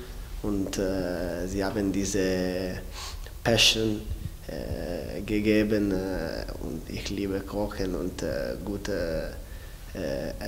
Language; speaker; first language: German; non-native, learner; Italian